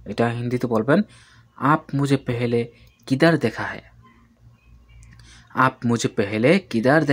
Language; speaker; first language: Hindi; non-native, fluent; Bangla